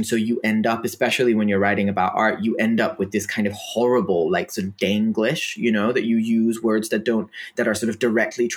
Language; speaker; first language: English; non-native, fluent; Danish